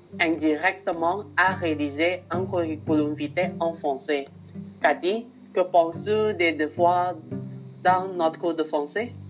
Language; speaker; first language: French; non-native, learner; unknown